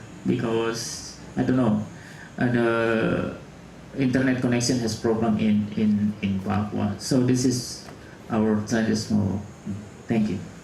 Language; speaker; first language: English; non-native, local second language; Indonesian